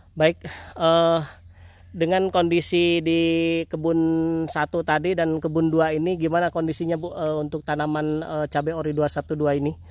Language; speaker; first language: Indonesian; native; Indonesian